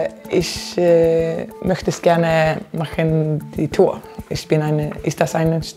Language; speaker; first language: German; non-native, learner; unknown